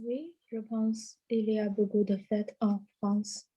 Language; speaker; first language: French; non-native, learner; Chinese